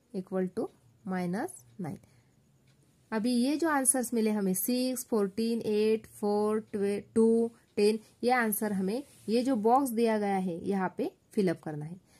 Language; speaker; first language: Hindi; non-native, local second language; Marathi